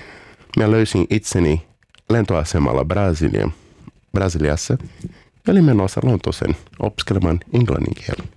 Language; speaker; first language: Finnish; non-native, fluent; Portuguese